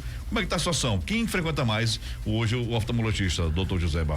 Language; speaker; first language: Portuguese; native; Portuguese